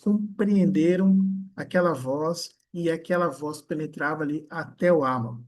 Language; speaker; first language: Portuguese; native; Portuguese